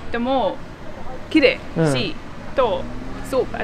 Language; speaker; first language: Japanese; non-native, learner; English